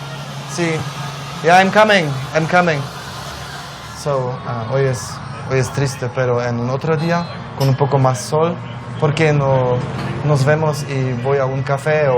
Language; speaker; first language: Spanish; non-native, learner; Polish